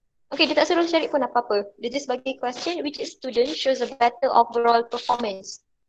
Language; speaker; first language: English; non-native, local second language; Malay